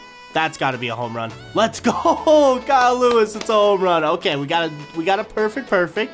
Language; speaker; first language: English; native; English